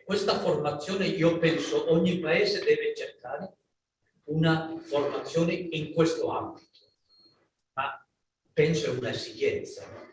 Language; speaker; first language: Italian; non-native, learner; Spanish